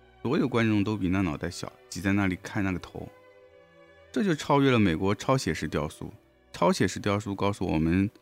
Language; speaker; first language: Chinese; native; Chinese